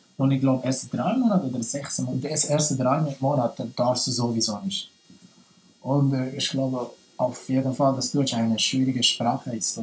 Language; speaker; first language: German; non-native, fluent; Persian